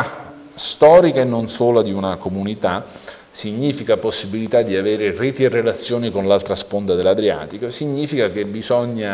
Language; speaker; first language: Italian; native; Italian